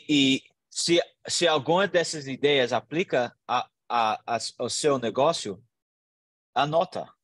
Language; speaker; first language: Portuguese; non-native, learner; English